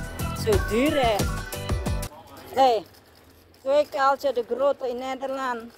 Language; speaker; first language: German; non-native, learner; Indonesian